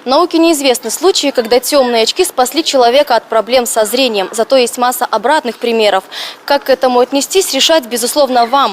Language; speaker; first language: Russian; native; Russian